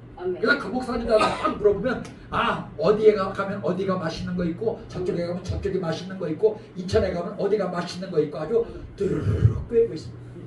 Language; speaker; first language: Korean; native; Korean